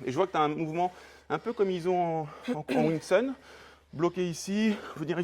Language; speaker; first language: French; native; French